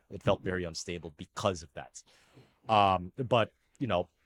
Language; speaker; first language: English; early bilingual, other home language; Filipino